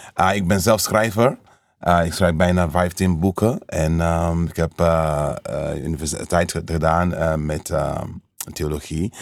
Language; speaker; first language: Dutch; non-native, learner; English